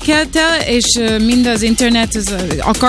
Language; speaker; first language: Hungarian; early bilingual, heritage; Hungarian